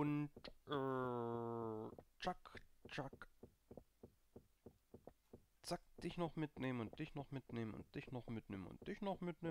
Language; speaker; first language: German; native; German